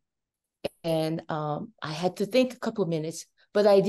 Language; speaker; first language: English; non-native, fluent; Korean